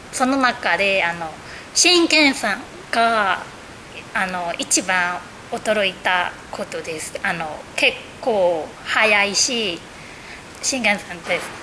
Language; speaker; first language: Japanese; non-native, fluent; Burmese